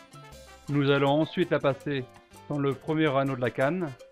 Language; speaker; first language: French; native; French